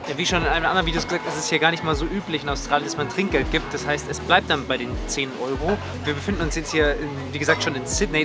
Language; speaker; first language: German; native; German